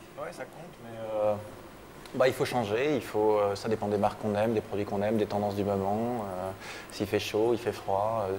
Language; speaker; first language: French; native; French